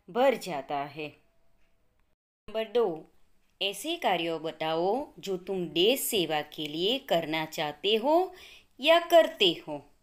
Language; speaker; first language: Hindi; non-native, local second language; Gujarati